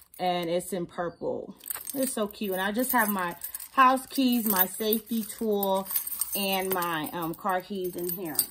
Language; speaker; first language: English; native; English